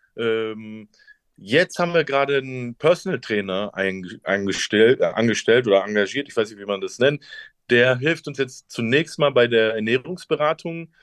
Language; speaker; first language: German; early bilingual, other home language; Turkish